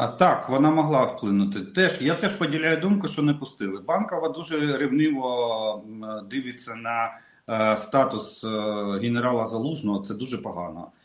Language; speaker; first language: Ukrainian; non-native, local second language; Russian